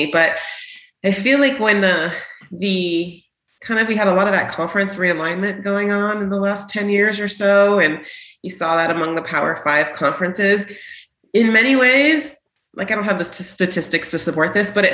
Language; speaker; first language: English; native; English